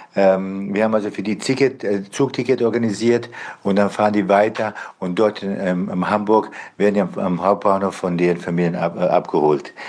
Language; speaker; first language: German; non-native, fluent; Bosnian